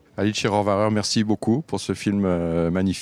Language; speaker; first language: French; native; French